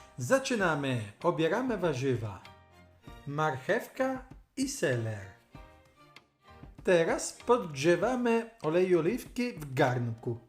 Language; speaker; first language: Polish; non-native, learner; Italian